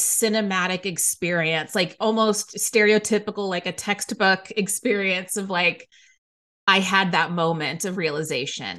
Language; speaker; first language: English; native; English